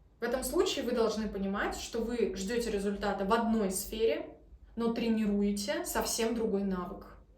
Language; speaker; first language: Russian; native; Russian